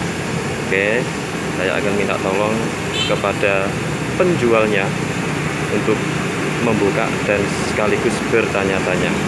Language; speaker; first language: Indonesian; native; Indonesian